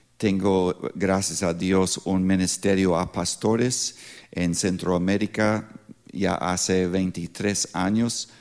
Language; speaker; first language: Spanish; non-native, learner; English